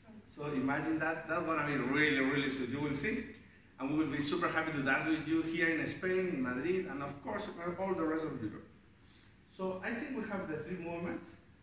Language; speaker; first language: English; non-native, learner; Spanish